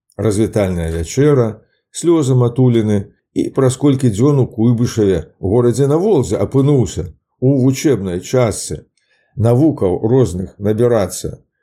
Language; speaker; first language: Belarusian; native; Belarusian